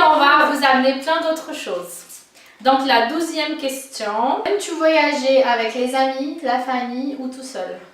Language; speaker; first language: French; non-native, fluent; Portuguese